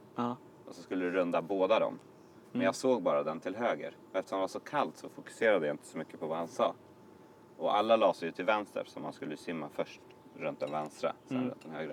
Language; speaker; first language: Swedish; native; Swedish